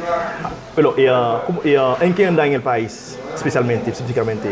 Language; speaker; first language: Spanish; non-native, fluent; Haitian Creole